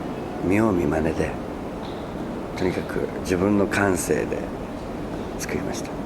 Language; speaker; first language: Japanese; native; Japanese